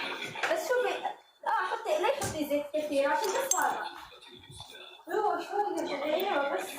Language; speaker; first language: Arabic; non-native, learner; Amharic